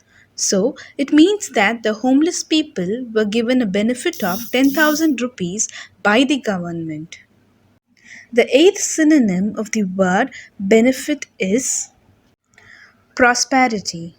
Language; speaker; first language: English; non-native, local second language; Tamil